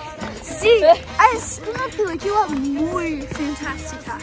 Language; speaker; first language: Spanish; non-native, learner; English